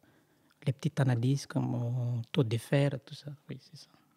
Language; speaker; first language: French; non-native, local second language; Malagasy